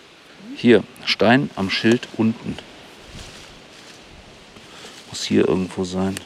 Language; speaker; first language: German; native; German